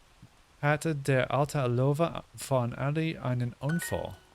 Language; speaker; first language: German; non-native, learner; English